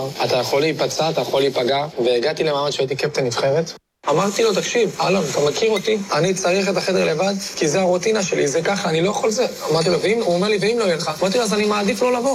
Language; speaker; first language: Hebrew; native; Hebrew